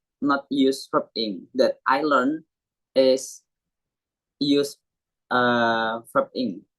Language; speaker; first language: English; non-native, learner; Indonesian